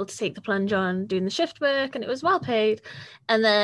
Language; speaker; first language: English; native; English